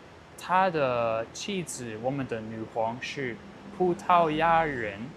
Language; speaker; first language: Chinese; non-native, fluent; English